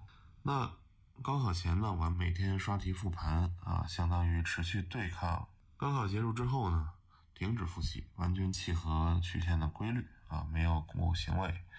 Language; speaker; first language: Chinese; native; Chinese